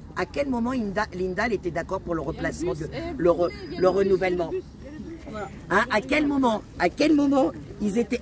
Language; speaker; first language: French; native; French